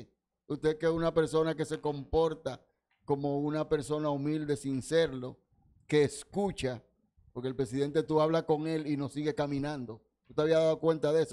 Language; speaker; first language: Spanish; native; Spanish